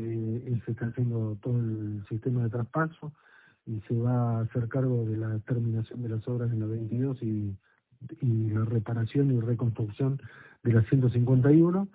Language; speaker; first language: Spanish; native; Spanish